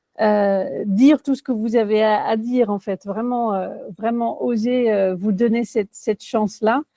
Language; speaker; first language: French; non-native, fluent; Dutch